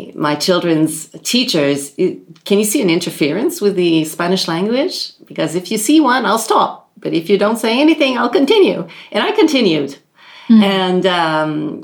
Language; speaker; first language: English; non-native, local second language; French